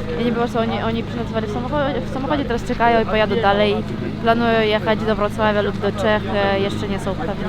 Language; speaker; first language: Polish; non-native, fluent; Ukrainian